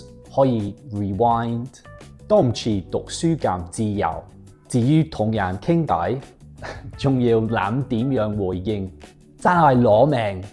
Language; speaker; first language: Cantonese; non-native, fluent; English